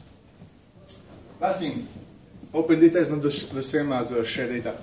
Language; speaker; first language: English; non-native, fluent; French